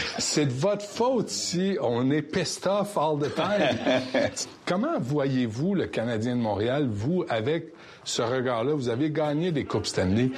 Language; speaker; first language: French; native; French